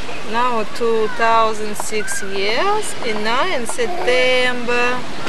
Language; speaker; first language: English; non-native, learner; Russian